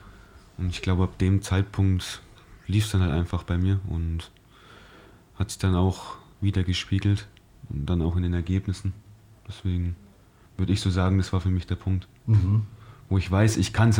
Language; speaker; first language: German; native; German